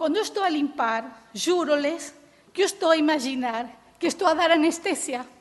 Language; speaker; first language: Portuguese; early bilingual, heritage; Portuguese